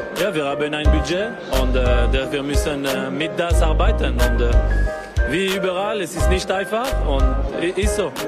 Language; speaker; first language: German; non-native, local second language; French